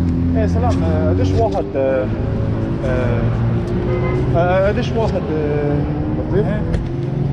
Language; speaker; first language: Arabic; non-native, learner; English